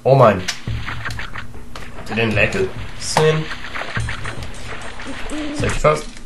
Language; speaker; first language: German; native; German